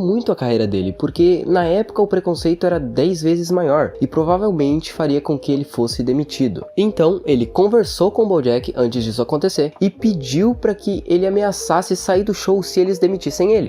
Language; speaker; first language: Portuguese; native; Portuguese